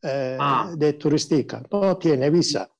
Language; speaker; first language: Spanish; non-native, learner; Turkish